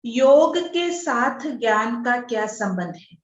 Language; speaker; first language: Hindi; non-native, local second language; Malayalam